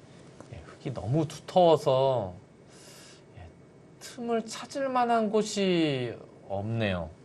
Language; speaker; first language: Korean; native; Korean